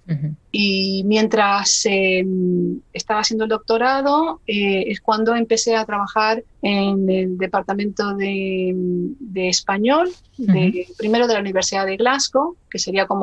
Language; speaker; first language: Spanish; native; Spanish